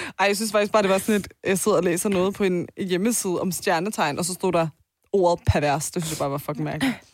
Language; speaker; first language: Danish; early bilingual, other home language; Turkish